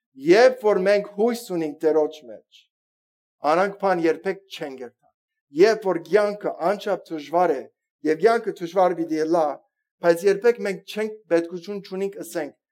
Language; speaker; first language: Armenian; early bilingual, heritage; Armenian